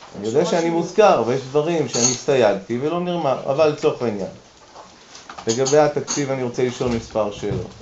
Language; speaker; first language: Hebrew; native; Hebrew